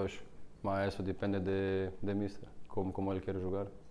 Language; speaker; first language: Portuguese; non-native, learner; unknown